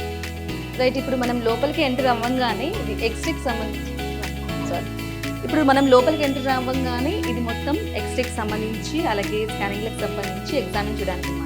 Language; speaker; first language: Telugu; native; Telugu